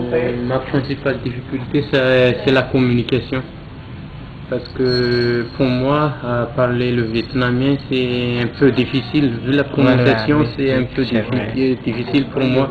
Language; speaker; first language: French; non-native, local second language; Malagasy